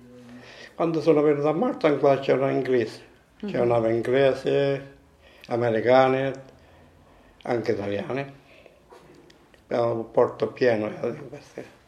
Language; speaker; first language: Italian; non-native, local second language; Sicilian